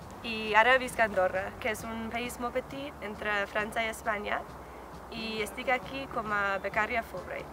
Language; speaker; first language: Catalan; non-native, fluent; English